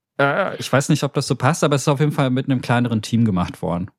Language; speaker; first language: German; native; German